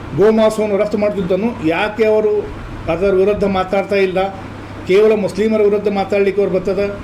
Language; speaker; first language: Kannada; non-native, local second language; Urdu